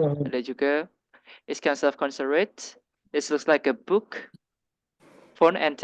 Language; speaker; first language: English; non-native, learner; Indonesian